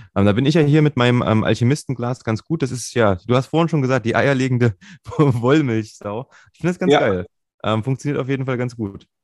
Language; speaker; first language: German; native; German